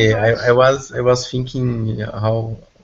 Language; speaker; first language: English; non-native, learner; Portuguese